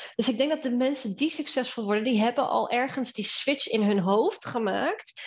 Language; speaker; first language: Dutch; native; Dutch